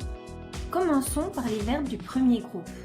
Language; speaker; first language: French; non-native, fluent; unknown